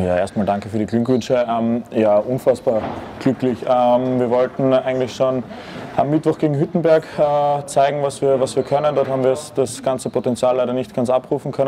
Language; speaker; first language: German; native; German